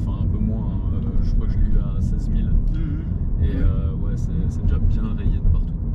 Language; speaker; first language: French; native; French